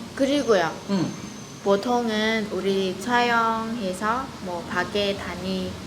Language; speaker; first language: Korean; non-native, fluent; Vietnamese